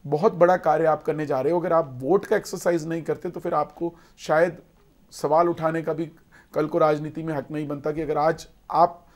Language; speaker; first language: Hindi; native; Hindi